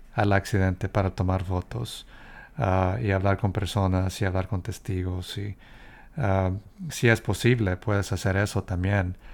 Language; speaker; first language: Spanish; early bilingual, heritage; Spanish